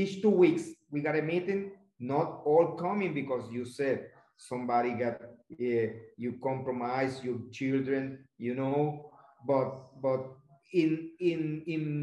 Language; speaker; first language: English; non-native, learner; Spanish